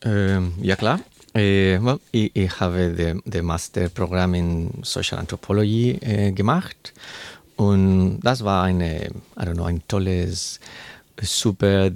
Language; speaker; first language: German; non-native, learner; Spanish